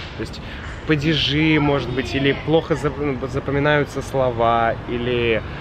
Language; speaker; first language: Russian; native; Russian